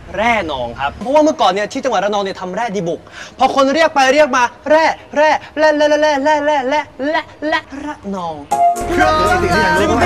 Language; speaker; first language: Thai; native; Thai